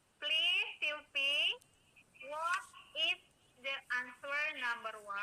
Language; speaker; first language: English; non-native, learner; Indonesian